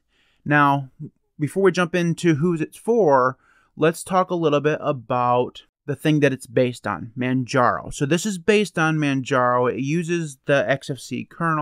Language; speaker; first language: English; native; English